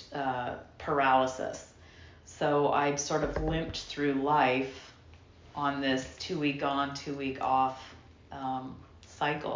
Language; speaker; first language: English; native; English